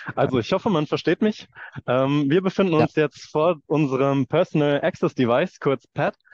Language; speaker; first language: German; native; German